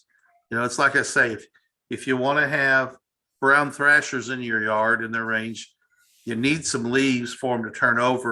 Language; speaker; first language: English; native; English